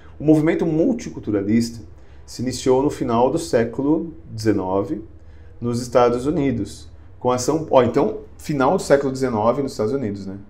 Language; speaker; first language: Portuguese; native; Portuguese